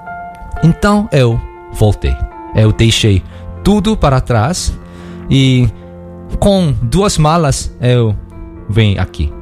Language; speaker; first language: Portuguese; non-native, learner; Korean